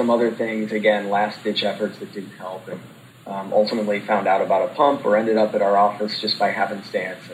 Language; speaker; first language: English; native; English